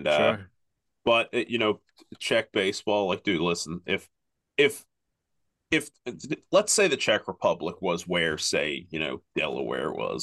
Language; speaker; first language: English; native; English